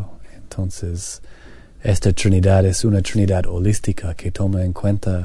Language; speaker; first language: Spanish; non-native, learner; English